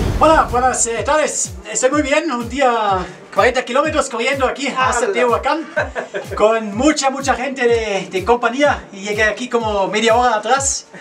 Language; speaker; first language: Spanish; non-native, fluent; German